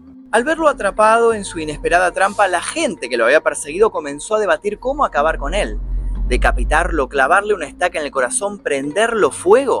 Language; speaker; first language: Spanish; native; Spanish